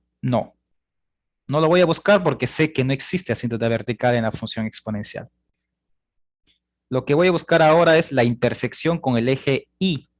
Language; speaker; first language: Spanish; native; Spanish